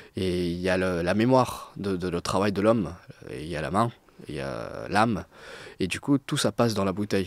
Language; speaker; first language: French; non-native, fluent; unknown